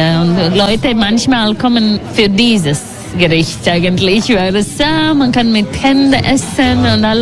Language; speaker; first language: German; non-native, learner; Latvian